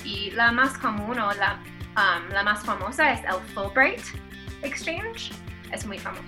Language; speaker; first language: Spanish; non-native, fluent; English